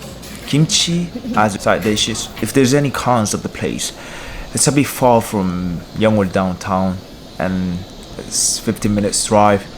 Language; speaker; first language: English; non-native, learner; Korean